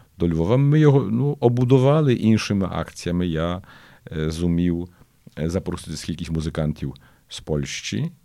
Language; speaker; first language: Ukrainian; early bilingual, heritage; Ukrainian